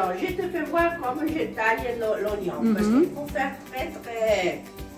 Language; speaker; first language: French; non-native, learner; Italian